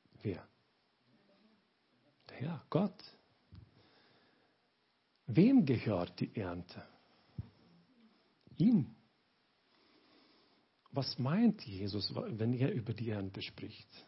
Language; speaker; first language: German; non-native, learner; Lithuanian